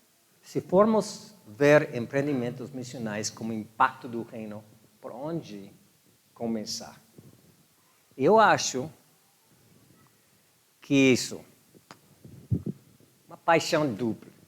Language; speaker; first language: Portuguese; non-native, fluent; English